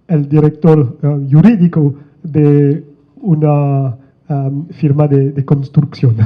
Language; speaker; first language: Spanish; non-native, learner; French